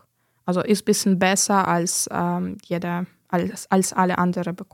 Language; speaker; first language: German; non-native, fluent; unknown